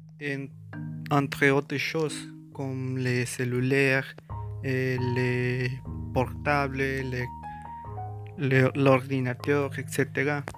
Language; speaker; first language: French; non-native, learner; Spanish